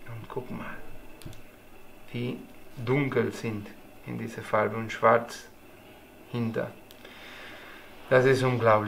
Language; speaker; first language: German; non-native, learner; Spanish